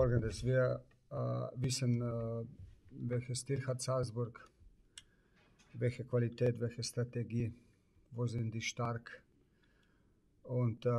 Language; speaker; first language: German; non-native, learner; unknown